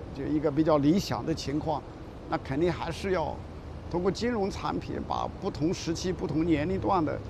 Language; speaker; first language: Chinese; native; Chinese